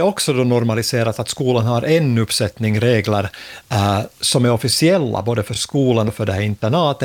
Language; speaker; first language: Swedish; native; Swedish